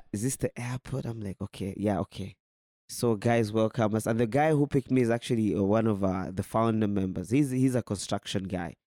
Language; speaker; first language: English; non-native, local second language; Ganda